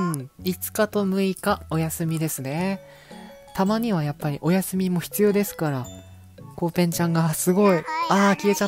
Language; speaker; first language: Japanese; native; Japanese